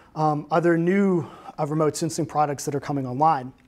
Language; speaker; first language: English; native; English